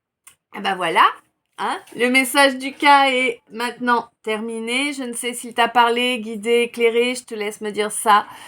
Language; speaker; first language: French; native; French